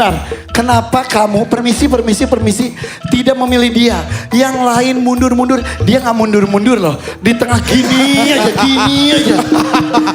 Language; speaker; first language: Indonesian; native; Indonesian